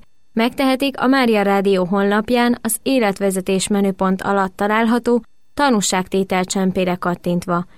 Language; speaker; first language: Hungarian; native; Hungarian